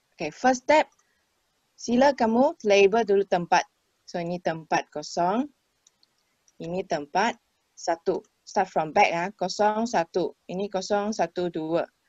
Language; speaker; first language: Malay; non-native, local second language; Chinese